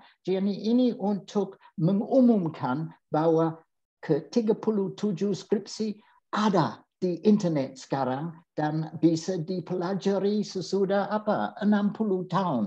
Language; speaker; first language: Indonesian; non-native, fluent; English